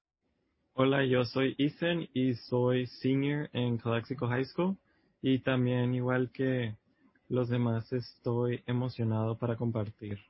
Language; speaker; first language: Spanish; early bilingual, heritage; Spanish